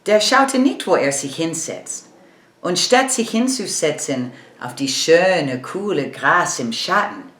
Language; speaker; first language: German; non-native, learner; English